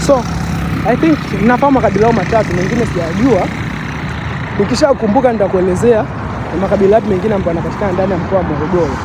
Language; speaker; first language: Swahili; native; Swahili